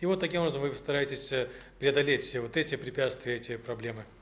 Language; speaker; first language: Russian; native; Russian